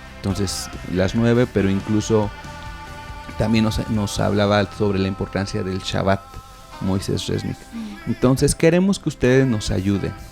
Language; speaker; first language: Spanish; native; Spanish